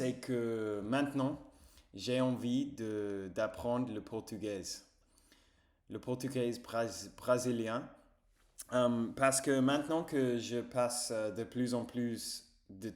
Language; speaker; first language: French; non-native, fluent; English